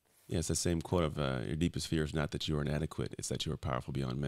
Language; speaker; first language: English; native; English